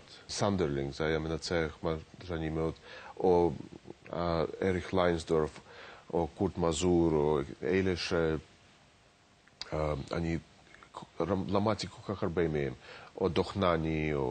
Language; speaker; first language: Hebrew; non-native, fluent; Russian